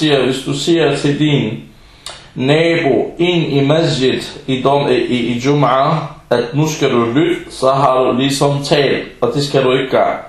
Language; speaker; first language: Danish; non-native, fluent; Arabic